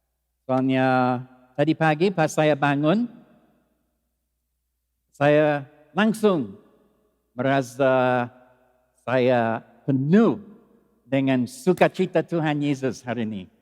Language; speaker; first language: Indonesian; non-native, learner; English